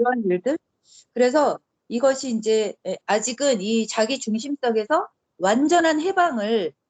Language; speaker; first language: Korean; native; Korean